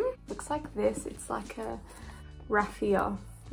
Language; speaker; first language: English; native; English